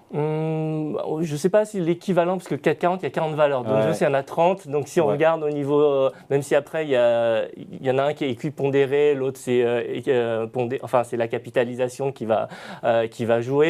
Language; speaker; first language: French; native; French